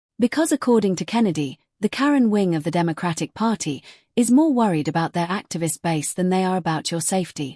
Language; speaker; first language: English; native; English